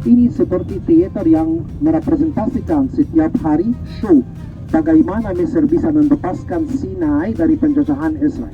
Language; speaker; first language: Indonesian; non-native, fluent; Arabic